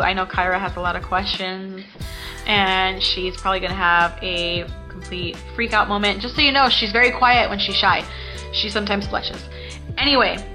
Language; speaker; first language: English; early bilingual, other home language; Spanish